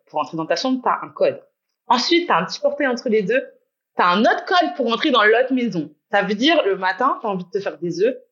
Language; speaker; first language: French; native; French